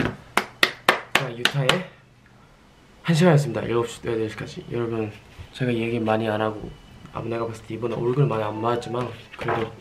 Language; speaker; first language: Korean; non-native, fluent; Japanese